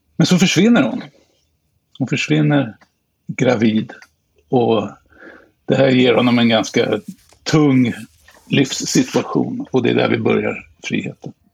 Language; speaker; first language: Swedish; native; Swedish